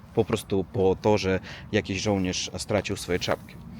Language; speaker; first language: Polish; non-native, learner; Russian